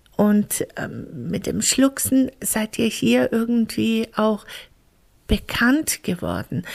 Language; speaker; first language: German; native; German